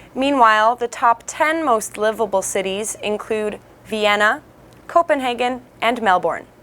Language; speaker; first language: English; native; English